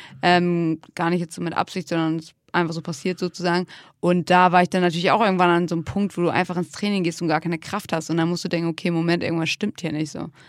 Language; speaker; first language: German; native; German